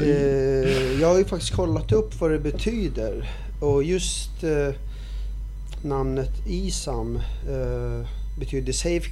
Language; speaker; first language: Swedish; early bilingual, other home language; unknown